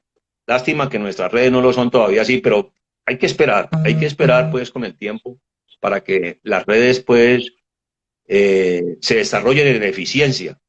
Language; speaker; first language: Spanish; native; Spanish